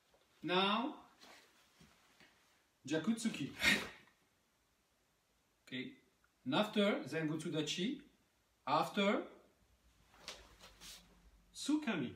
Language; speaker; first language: English; non-native, learner; French